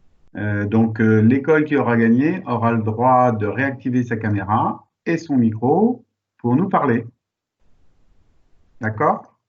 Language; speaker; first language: French; native; French